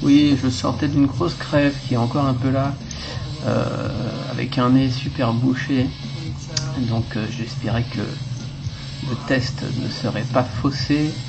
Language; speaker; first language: French; native; French